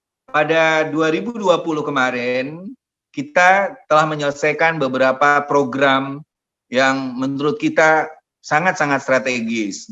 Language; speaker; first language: Indonesian; native; Indonesian